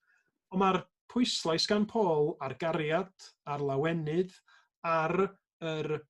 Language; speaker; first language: Welsh; native; Welsh